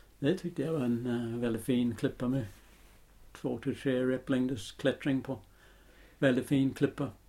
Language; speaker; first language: Swedish; non-native, fluent; English